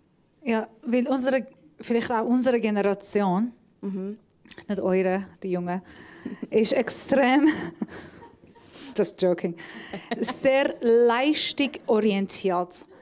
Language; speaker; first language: German; non-native, fluent; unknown